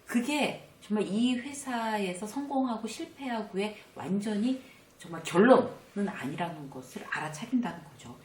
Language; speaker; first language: Korean; native; Korean